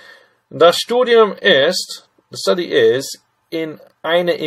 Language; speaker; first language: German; non-native, fluent; English